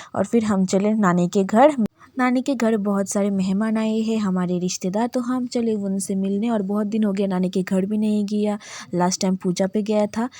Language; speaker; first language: Hindi; non-native, local second language; Bangla